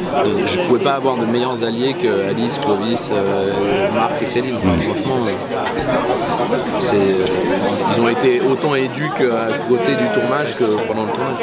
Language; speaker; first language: French; native; French